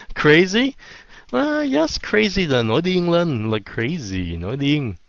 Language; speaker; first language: Vietnamese; early bilingual, heritage; Vietnamese